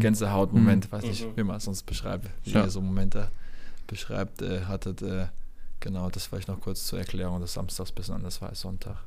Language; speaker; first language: German; native; German